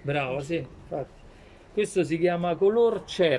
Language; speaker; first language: Italian; native; Italian